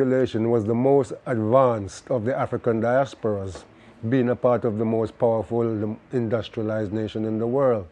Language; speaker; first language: English; non-native, local second language; Jamaican Creole English